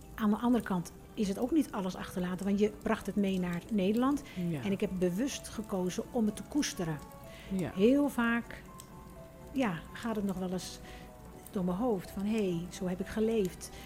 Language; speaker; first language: Dutch; early bilingual, other home language; Turkish